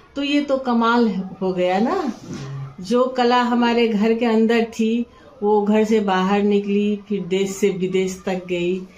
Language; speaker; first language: Hindi; non-native, local second language; Maithili